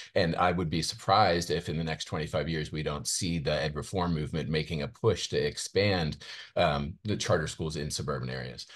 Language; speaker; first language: English; native; English